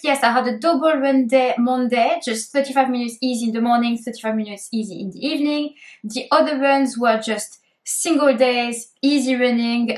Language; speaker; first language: English; native; English